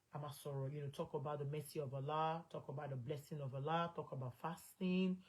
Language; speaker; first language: English; non-native, local second language; Yoruba